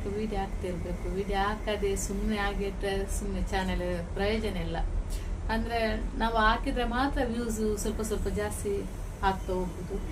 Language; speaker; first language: Kannada; non-native, local second language; Tulu